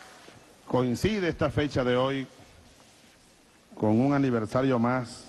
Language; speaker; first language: Spanish; native; Spanish